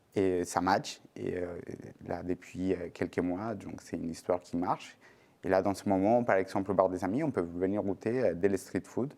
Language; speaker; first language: French; non-native, fluent; Spanish